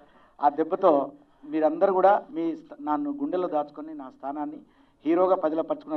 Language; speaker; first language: Telugu; native; Telugu